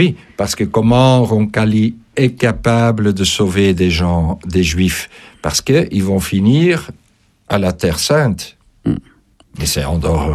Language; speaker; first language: French; non-native, fluent; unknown